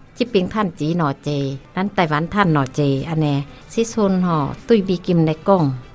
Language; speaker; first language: Min Nan Chinese; non-native, learner; Northeastern Thai